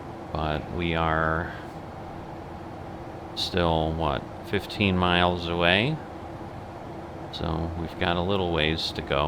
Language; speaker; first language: English; native; English